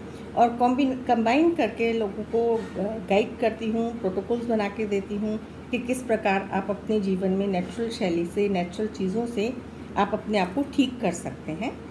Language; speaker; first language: Hindi; native; Hindi